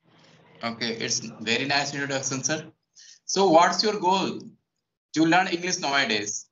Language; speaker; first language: English; non-native, local second language; Hindi